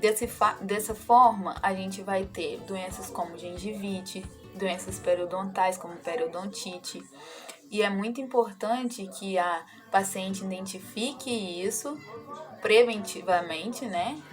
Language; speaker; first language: Portuguese; native; Portuguese